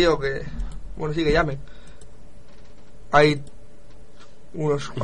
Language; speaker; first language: Spanish; native; Spanish